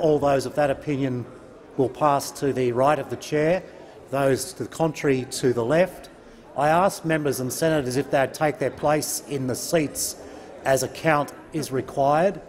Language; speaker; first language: English; native; English